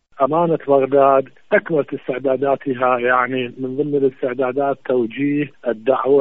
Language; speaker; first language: Arabic; native; Arabic